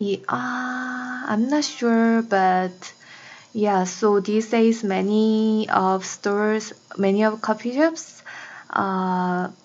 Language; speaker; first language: English; non-native, learner; Korean